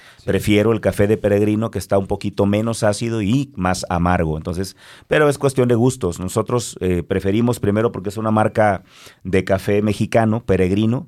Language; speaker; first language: Spanish; native; Spanish